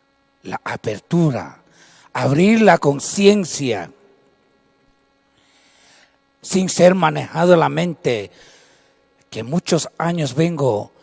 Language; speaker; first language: Spanish; non-native, local second language; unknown